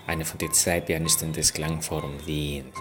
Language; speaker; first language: German; non-native, fluent; Finnish